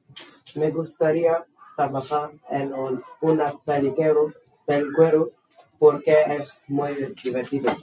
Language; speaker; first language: Spanish; non-native, learner; English